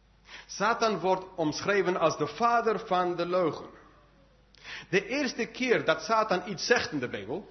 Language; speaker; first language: Dutch; non-native, fluent; English